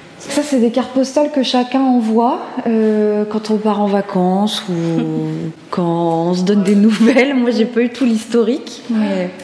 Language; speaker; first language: French; native; French